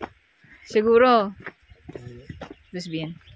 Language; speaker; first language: Spanish; non-native, learner; Filipino